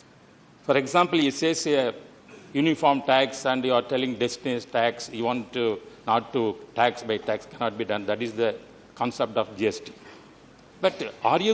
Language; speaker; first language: English; non-native, local second language; Tamil